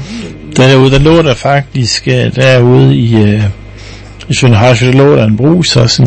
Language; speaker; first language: Danish; native; Danish